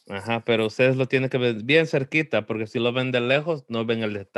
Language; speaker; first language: Spanish; early bilingual, heritage; Spanish